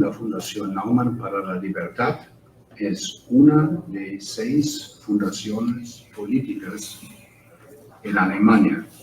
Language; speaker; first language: Spanish; non-native, fluent; German